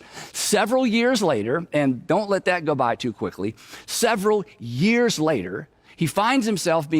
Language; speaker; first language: English; native; English